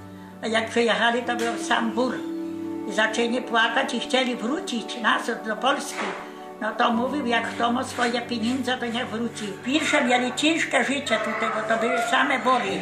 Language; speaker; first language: Polish; early bilingual, heritage; Polish